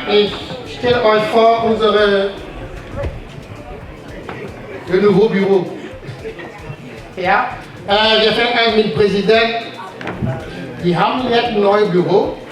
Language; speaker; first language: German; non-native, fluent; French